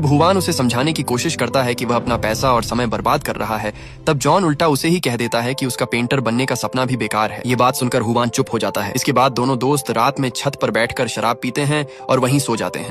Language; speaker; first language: Hindi; native; Hindi